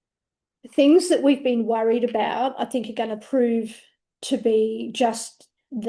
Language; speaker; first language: English; native; English